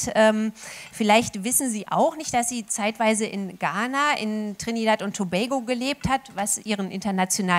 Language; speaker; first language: German; native; German